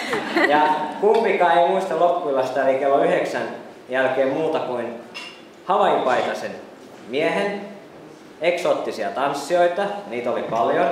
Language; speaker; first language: Finnish; native; Finnish